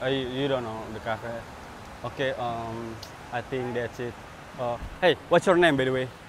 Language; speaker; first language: English; non-native, learner; Indonesian